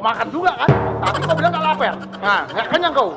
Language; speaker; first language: Indonesian; native; Indonesian